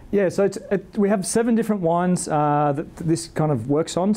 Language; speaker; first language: English; native; English